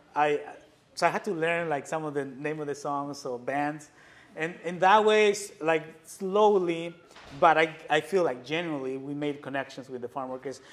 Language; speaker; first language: English; non-native, fluent; Spanish